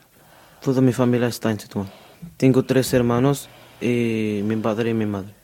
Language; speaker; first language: Spanish; non-native, learner; Arabic